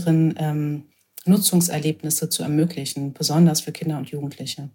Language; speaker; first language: German; native; German